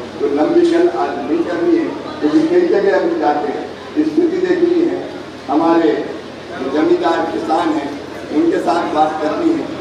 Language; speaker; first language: Hindi; native; Hindi